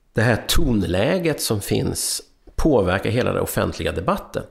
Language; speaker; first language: Swedish; early bilingual, other home language; Hungarian